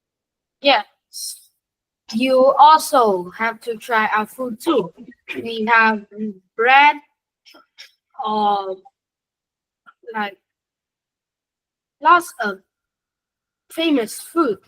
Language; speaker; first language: English; non-native, learner; Vietnamese